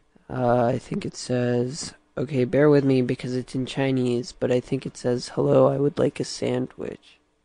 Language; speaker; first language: English; native; English